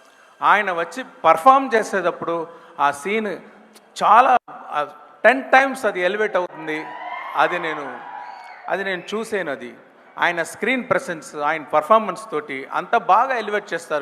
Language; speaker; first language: Telugu; non-native, learner; Tamil